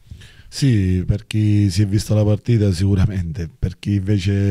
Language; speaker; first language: Italian; native; Italian